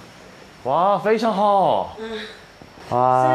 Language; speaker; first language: Chinese; non-native, learner; Korean